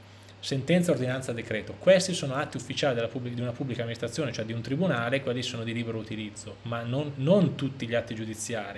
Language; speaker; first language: Italian; native; Italian